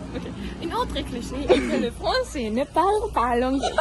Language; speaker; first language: French; non-native, learner; German